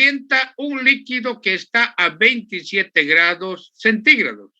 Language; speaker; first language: Spanish; native; Spanish